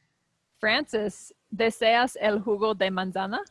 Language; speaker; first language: Spanish; non-native, learner; English